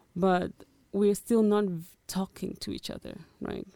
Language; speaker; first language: English; early bilingual, other home language; Portuguese